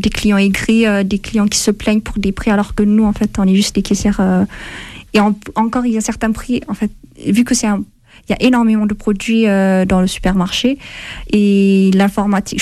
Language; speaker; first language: French; non-native, fluent; Amharic